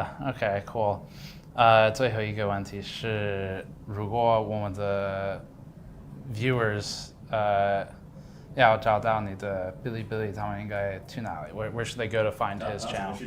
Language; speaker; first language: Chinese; non-native, learner; English